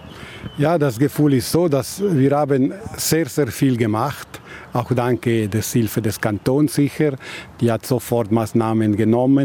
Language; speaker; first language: German; non-native, local second language; Italian